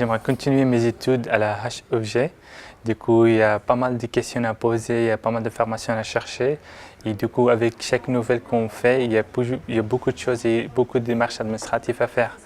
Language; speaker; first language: French; non-native, fluent; Arabic